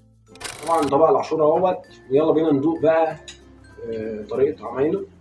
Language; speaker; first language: Arabic; native; Arabic